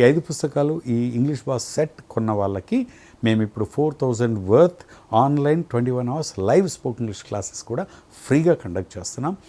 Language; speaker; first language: Telugu; native; Telugu